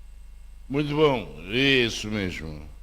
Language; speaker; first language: Portuguese; non-native, learner; Malay